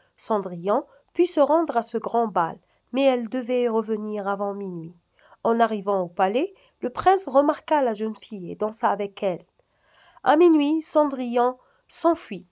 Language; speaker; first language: French; non-native, local second language; Arabic